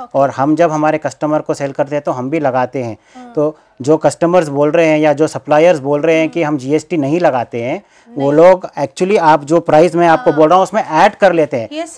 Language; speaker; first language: Hindi; non-native, local second language; Telugu